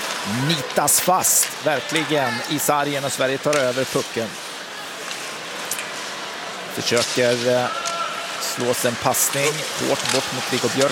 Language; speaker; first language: Swedish; native; Swedish